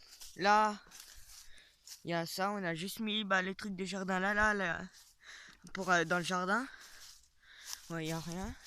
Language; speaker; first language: French; native; French